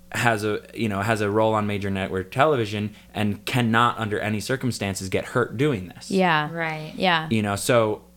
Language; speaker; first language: English; native; English